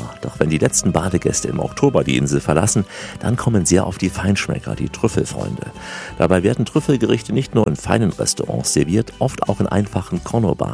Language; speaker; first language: German; native; German